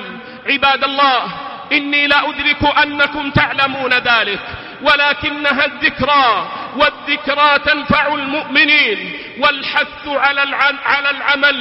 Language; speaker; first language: Arabic; native; Arabic